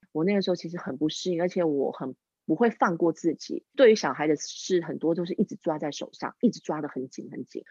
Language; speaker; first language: Chinese; non-native, local second language; English